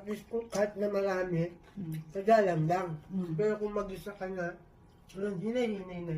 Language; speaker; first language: Filipino; non-native, local second language; Cebuano